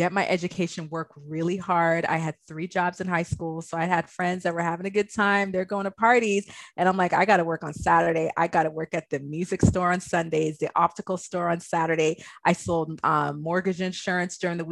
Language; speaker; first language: English; native; English